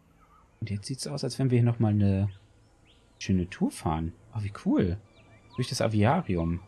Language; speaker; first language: German; native; German